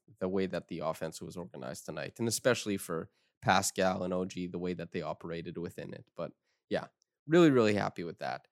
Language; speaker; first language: English; native; English